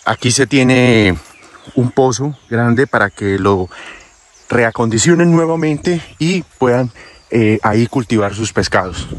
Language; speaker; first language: Spanish; native; Spanish